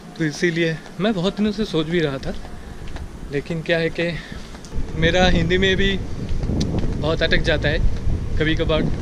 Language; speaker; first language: Hindi; non-native, local second language; Bangla